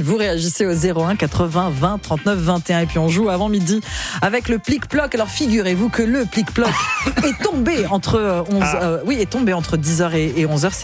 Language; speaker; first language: French; native; French